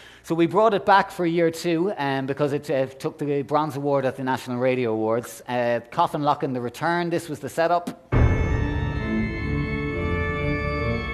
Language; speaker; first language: English; native; English